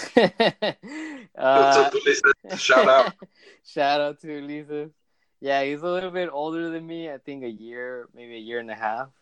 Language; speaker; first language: English; early bilingual, other home language; Spanish